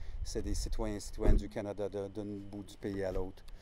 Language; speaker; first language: French; non-native, local second language; English